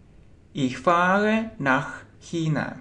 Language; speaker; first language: German; non-native, learner; Russian